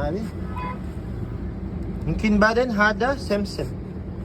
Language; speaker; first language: Arabic; non-native, learner; Filipino